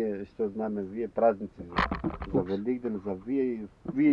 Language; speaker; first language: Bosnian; non-native, learner; Macedonian